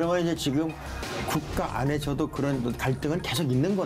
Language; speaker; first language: Korean; native; Korean